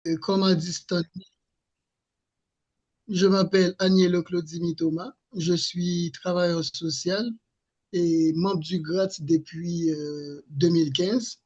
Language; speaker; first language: French; non-native, local second language; Haitian Creole